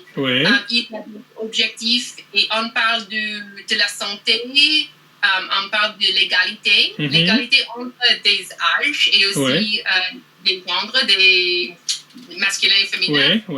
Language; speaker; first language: French; non-native, learner; English